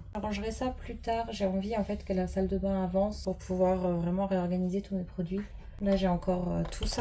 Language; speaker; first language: French; native; French